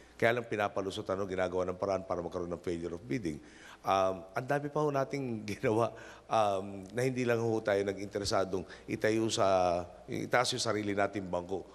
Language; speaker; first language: Filipino; native; Filipino